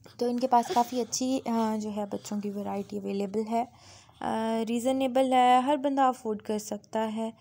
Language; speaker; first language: Urdu; native; Urdu